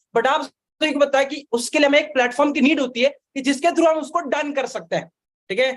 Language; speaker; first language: Hindi; non-native, local second language; Marathi